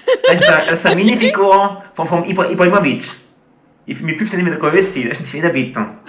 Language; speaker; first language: German; native; German